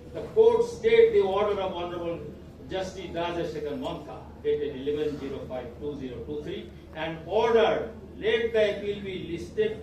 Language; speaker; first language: English; non-native, local second language; Bangla